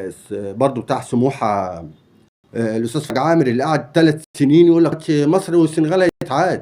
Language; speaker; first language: Arabic; native; Arabic